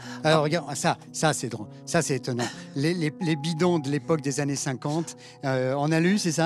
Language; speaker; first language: French; native; French